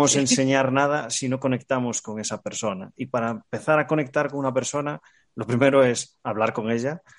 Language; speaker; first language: Spanish; native; Spanish